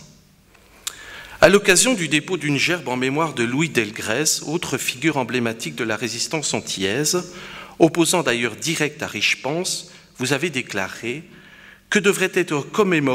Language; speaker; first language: French; native; French